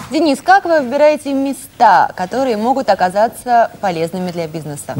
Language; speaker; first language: Russian; native; Russian